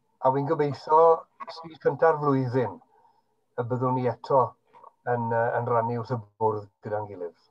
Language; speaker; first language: Welsh; native; Welsh